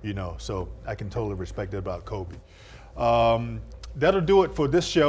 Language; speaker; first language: English; native; English